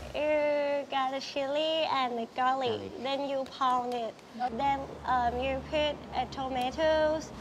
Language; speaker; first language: English; non-native, learner; Thai